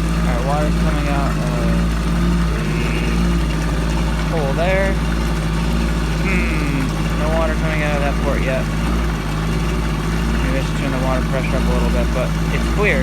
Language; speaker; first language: English; native; English